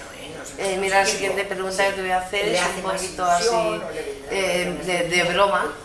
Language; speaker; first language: Spanish; non-native, local second language; Catalan